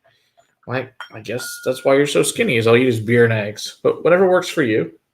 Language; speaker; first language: English; native; English